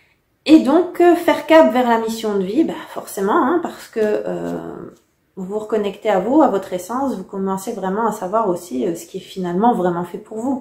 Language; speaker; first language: French; native; French